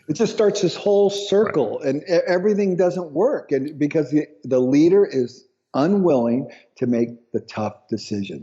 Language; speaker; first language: English; native; English